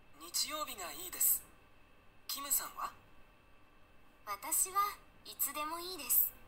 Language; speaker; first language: Japanese; non-native, fluent; Malay